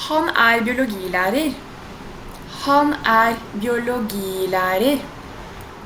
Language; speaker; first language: Norwegian; non-native, fluent; Portuguese